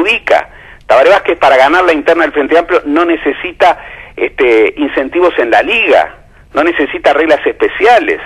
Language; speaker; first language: Spanish; native; Spanish